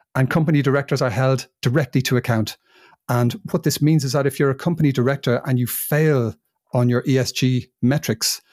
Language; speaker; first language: English; native; English